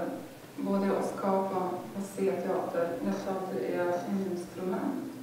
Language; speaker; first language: Swedish; non-native, fluent; Lithuanian